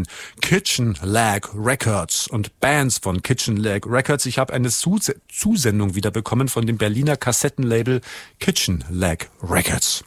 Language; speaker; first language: German; native; German